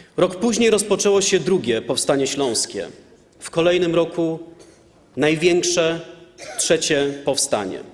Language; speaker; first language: Polish; native; Polish